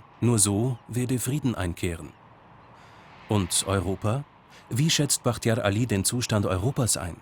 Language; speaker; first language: German; native; German